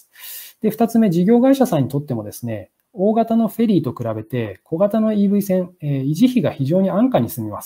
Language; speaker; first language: Japanese; native; Japanese